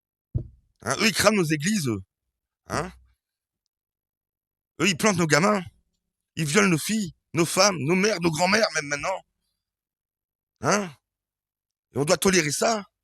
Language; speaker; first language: French; native; French